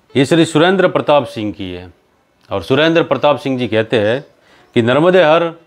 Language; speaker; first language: Hindi; native; Hindi